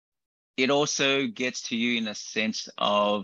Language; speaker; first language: English; native; English